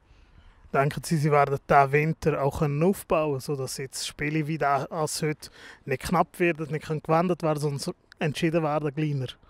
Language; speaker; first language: German; native; German